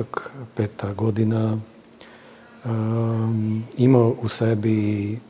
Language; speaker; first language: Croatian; non-native, fluent; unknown